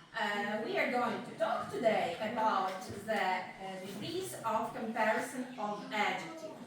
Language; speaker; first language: English; non-native, fluent; Ukrainian